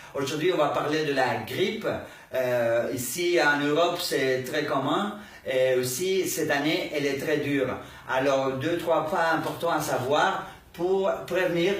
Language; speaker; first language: French; non-native, fluent; Spanish